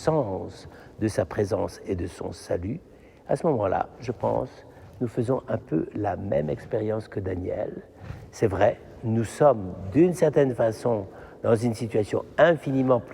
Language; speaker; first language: French; native; French